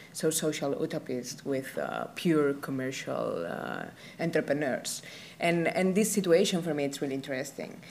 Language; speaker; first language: English; non-native, fluent; Catalan